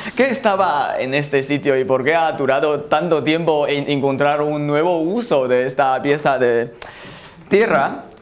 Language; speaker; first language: Spanish; non-native, fluent; Chinese